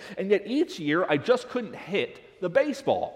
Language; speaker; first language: English; native; English